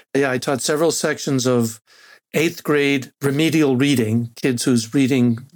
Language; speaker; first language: English; non-native, fluent; Spanish